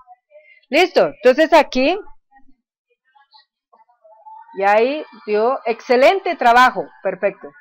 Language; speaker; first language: Spanish; native; Spanish